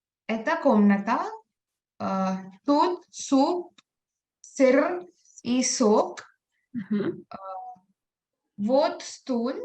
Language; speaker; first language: Russian; non-native, learner; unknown